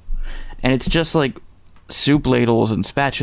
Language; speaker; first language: English; native; English